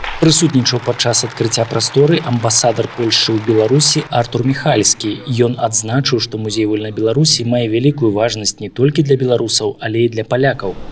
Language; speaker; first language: Belarusian; native; Belarusian